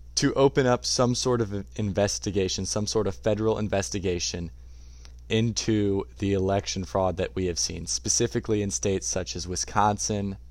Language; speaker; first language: English; native; English